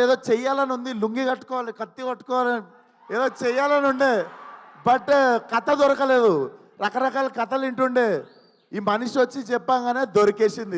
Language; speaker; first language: Telugu; native; Telugu